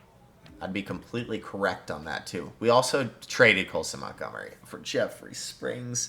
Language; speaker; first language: English; native; English